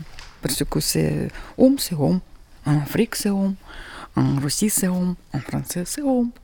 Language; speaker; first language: French; non-native, learner; Russian